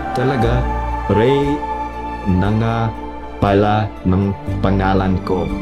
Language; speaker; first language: Filipino; non-native, learner; English